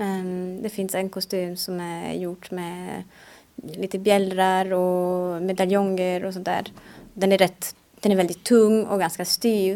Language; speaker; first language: Swedish; non-native, fluent; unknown